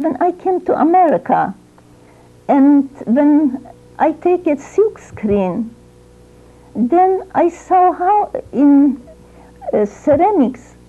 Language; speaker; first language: English; non-native, learner; Ukrainian